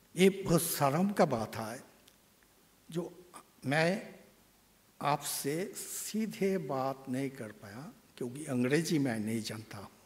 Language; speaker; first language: Hindi; non-native, local second language; Bangla